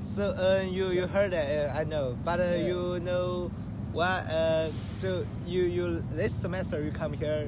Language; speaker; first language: English; non-native, learner; Chinese